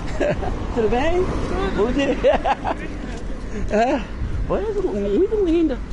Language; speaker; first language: Portuguese; non-native, learner; English